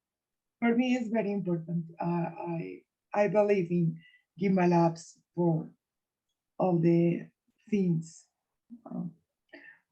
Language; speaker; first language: English; non-native, learner; Spanish